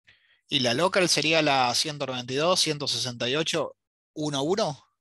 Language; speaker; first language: Spanish; native; Spanish